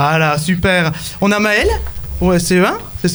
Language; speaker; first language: French; native; French